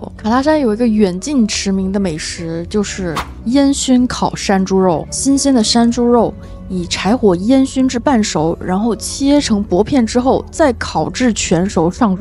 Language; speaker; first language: Chinese; native; Chinese